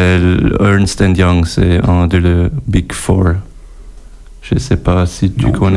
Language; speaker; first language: French; non-native, learner; German